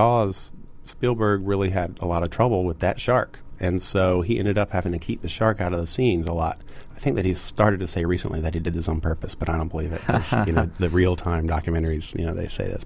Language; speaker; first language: English; native; English